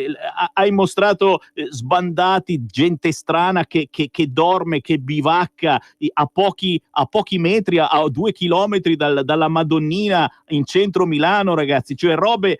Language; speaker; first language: Italian; native; Italian